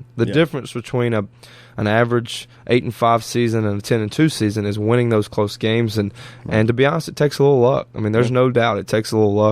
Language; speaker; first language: English; native; English